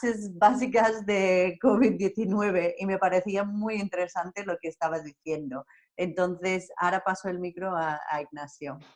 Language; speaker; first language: Spanish; non-native, fluent; English